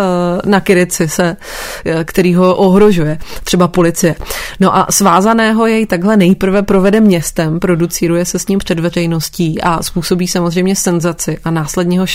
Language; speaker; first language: Czech; native; Czech